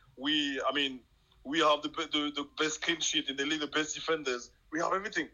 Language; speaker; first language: English; non-native, local second language; French